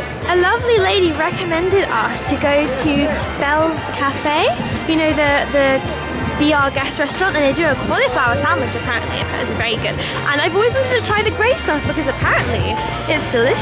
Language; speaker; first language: English; native; English